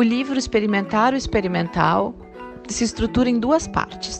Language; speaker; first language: Portuguese; native; Portuguese